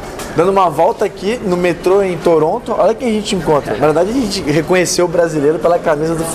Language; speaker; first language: Portuguese; native; Portuguese